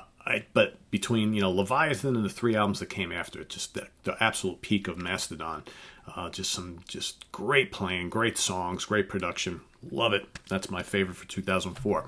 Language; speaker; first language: English; native; English